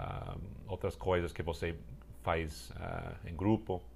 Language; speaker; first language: Portuguese; non-native, fluent; English